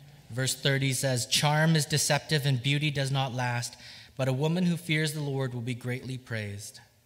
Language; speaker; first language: English; early bilingual, other home language; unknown